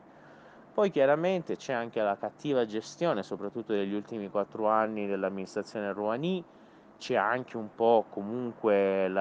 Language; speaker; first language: Italian; non-native, fluent; Persian